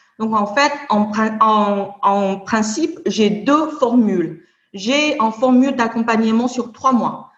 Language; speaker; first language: French; non-native, fluent; Chinese